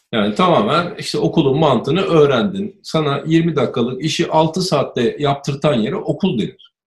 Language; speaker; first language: Turkish; early bilingual, other home language; Spanish